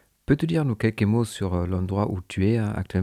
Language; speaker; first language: French; non-native, fluent; German